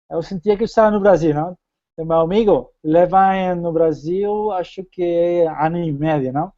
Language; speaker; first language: Portuguese; non-native, fluent; Spanish